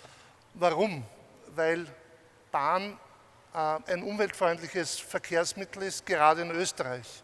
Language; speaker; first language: German; native; German